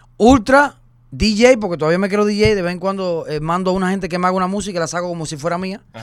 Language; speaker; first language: Spanish; native; Spanish